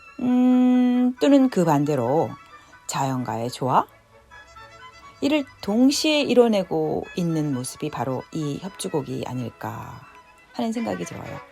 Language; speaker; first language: Korean; native; Korean